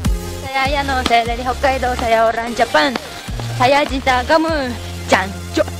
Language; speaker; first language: Indonesian; non-native, learner; Japanese